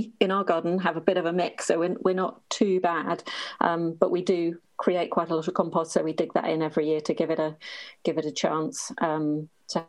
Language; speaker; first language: English; native; English